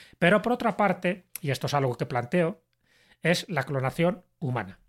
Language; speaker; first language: Spanish; native; Spanish